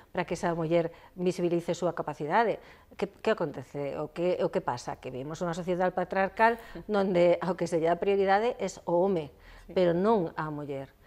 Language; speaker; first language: Galician; non-native, local second language; Spanish